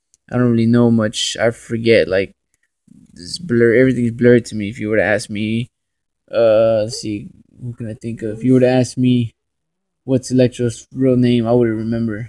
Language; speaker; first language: English; native; English